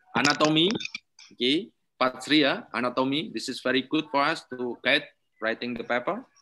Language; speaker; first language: English; non-native, learner; Indonesian